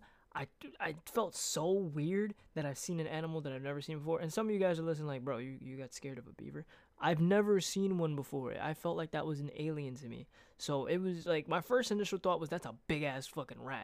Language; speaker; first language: English; native; English